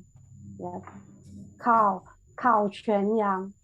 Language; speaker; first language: English; non-native, learner; Chinese